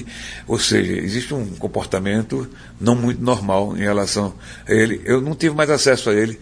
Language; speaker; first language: Portuguese; native; Portuguese